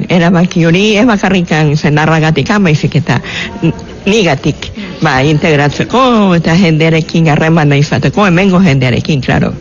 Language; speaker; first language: Basque; non-native, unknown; Spanish